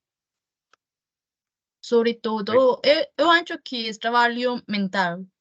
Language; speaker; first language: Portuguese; non-native, learner; Spanish